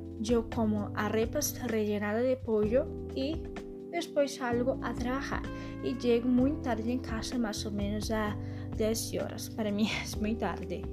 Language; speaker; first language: Spanish; non-native, learner; Portuguese